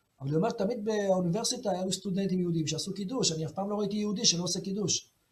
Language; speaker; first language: Hebrew; native; Hebrew